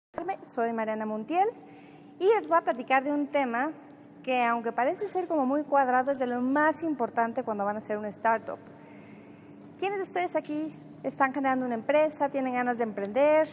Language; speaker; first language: Spanish; native; Spanish